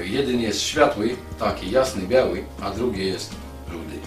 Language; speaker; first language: Polish; non-native, fluent; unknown